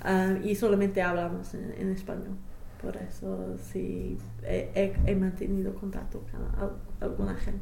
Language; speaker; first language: Spanish; non-native, fluent; English